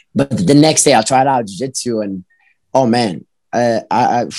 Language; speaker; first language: English; early bilingual, other home language; Arabic